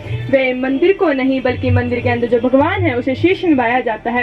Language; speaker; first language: Hindi; native; Hindi